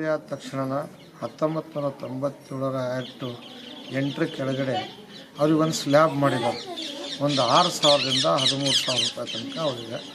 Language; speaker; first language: Kannada; native; Kannada